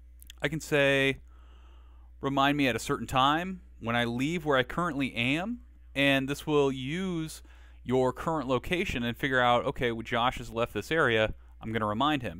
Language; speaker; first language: English; native; English